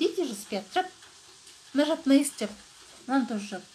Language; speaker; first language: Russian; non-native, local second language; Kazakh